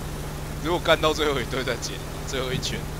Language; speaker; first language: Chinese; native; Chinese